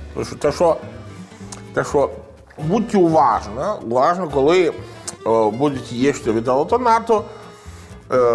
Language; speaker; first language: Ukrainian; non-native, learner; Italian